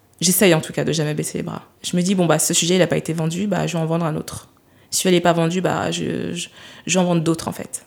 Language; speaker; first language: French; early bilingual, other home language; Lingala